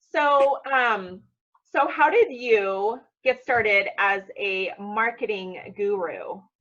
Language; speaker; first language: English; native; English